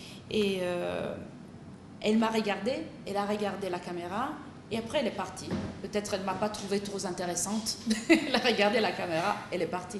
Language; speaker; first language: French; non-native, fluent; Italian